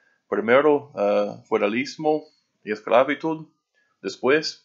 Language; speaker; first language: Spanish; non-native, learner; English